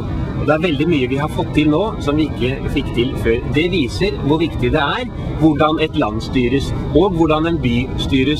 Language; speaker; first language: Norwegian; native; Norwegian